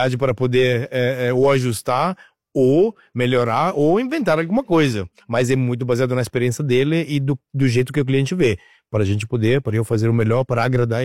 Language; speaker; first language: Portuguese; non-native, fluent; Italian